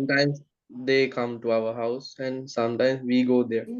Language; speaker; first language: English; non-native, learner; Sinhala